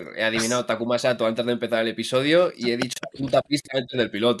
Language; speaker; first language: Spanish; native; Spanish